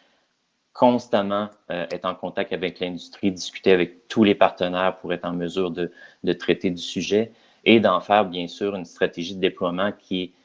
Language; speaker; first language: French; native; French